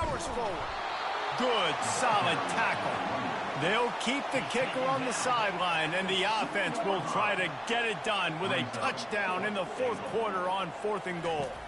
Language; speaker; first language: English; native; English